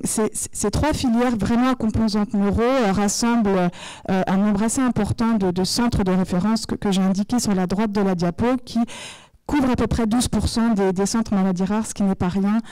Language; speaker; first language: French; native; French